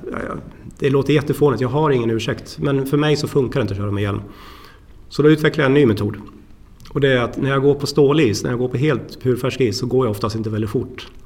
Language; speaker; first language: Swedish; native; Swedish